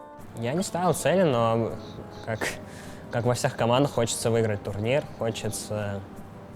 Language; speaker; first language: Russian; native; Russian